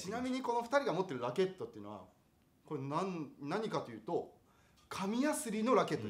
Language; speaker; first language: Japanese; native; Japanese